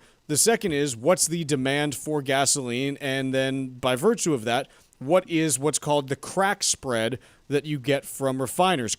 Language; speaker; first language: English; native; English